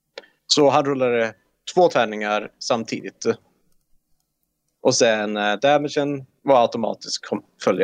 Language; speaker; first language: Swedish; non-native, fluent; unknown